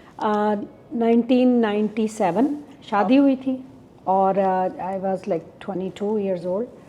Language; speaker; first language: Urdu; native; Urdu